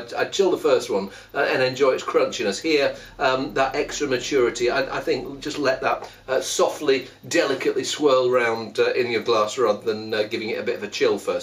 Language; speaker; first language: English; native; English